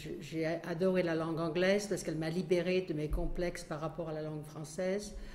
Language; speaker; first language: French; native; French